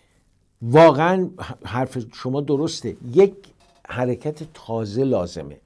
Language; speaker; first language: Persian; native; Persian